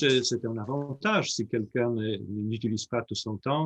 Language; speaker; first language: French; non-native, fluent; Polish